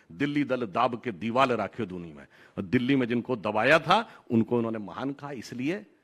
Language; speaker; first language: Hindi; native; Hindi